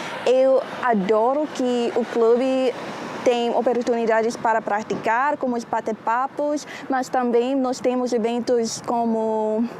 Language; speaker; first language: Portuguese; non-native, learner; English